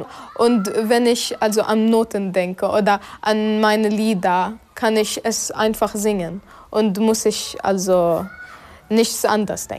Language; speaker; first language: German; non-native, learner; Arabic